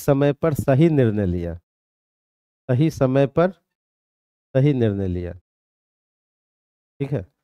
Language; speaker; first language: Hindi; native; Hindi